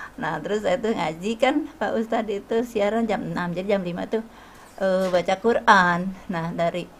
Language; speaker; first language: Indonesian; native; Indonesian